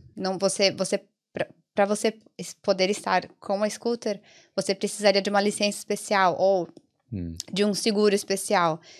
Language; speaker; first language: Portuguese; early bilingual, other home language; Italian